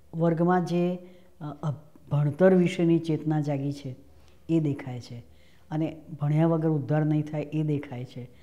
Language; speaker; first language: Gujarati; native; Gujarati